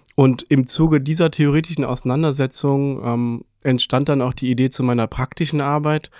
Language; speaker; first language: German; early bilingual, other home language; Persian